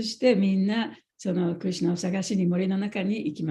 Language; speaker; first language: Japanese; native; Japanese